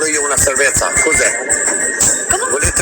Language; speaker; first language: Italian; non-native, fluent; Albanian